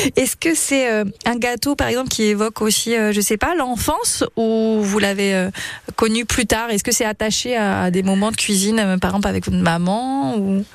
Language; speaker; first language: French; native; French